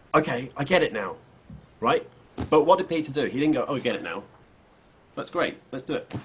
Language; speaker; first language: English; native; English